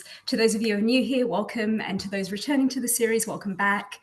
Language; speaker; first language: English; native; English